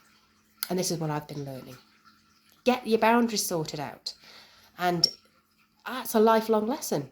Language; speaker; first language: English; native; English